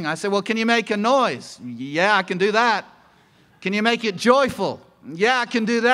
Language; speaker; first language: English; native; English